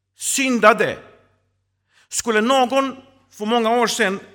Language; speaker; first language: Swedish; non-native, fluent; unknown